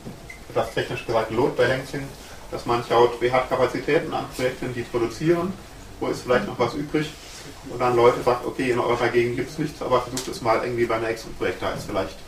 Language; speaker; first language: German; native; German